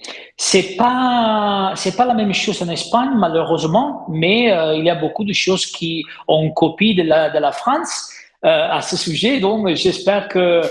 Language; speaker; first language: French; non-native, fluent; Italian